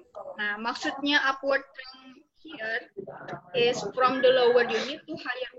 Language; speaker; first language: English; non-native, local second language; Indonesian